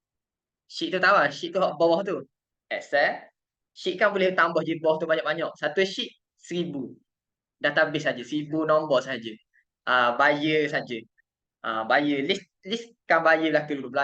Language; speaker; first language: Malay; native; Malay